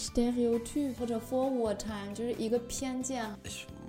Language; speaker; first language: German; non-native, fluent; Chinese